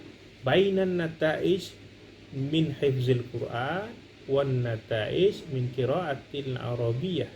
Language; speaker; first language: Arabic; non-native, fluent; Indonesian